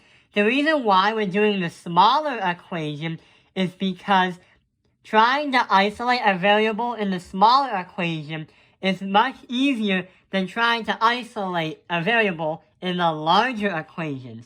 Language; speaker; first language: English; native; English